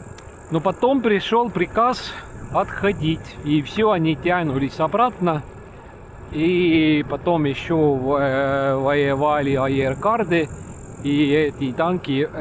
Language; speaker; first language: Russian; non-native, learner; Estonian